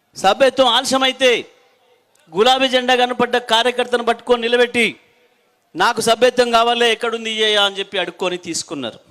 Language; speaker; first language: Telugu; native; Telugu